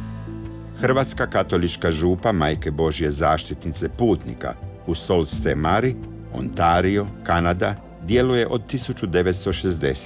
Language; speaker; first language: Croatian; native; Croatian